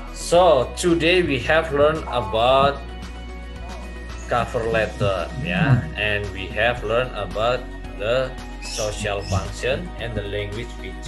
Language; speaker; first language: English; non-native, learner; Indonesian